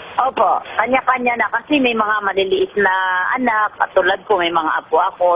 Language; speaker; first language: Filipino; non-native, local second language; Maranao